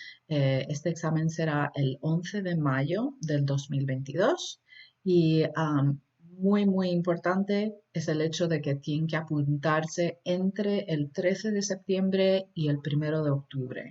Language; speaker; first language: Spanish; early bilingual, heritage; Spanish